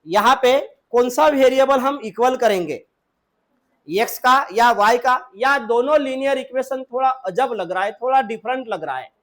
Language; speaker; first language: Hindi; non-native, local second language; Marathi